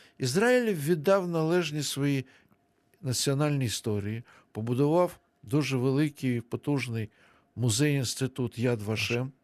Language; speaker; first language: Ukrainian; non-native, local second language; Russian